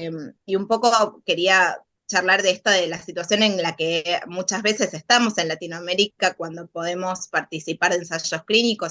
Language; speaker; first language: Spanish; native; Spanish